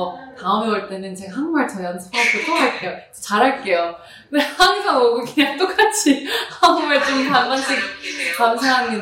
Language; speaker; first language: Korean; early bilingual, heritage; Korean